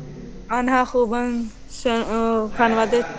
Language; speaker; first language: Persian; non-native, learner; Urdu